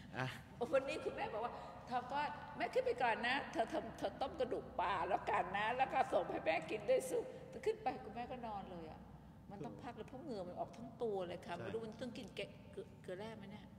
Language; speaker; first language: Thai; native; Thai